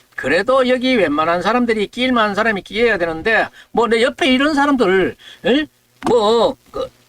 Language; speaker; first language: Korean; native; Korean